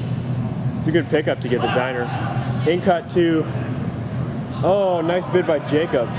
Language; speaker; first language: English; native; English